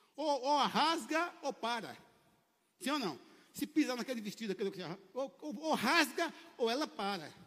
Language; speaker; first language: Portuguese; native; Portuguese